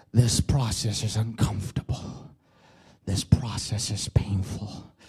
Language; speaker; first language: English; early bilingual, other home language; Spanish